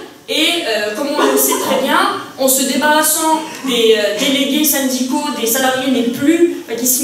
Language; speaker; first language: French; native; French